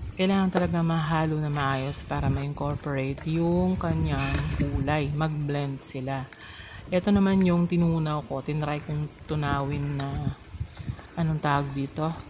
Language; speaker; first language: Filipino; non-native, local second language; Pampanga